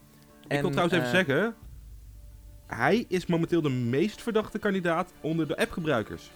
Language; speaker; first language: Dutch; native; Dutch